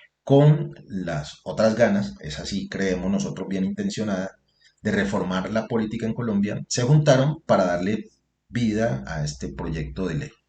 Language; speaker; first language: Spanish; native; Spanish